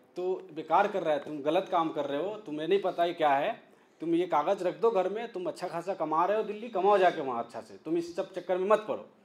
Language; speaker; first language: Hindi; native; Hindi